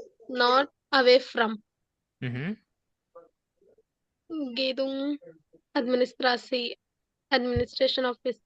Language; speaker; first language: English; non-native, learner; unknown